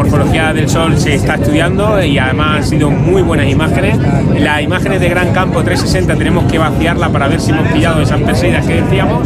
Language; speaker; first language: Spanish; native; Spanish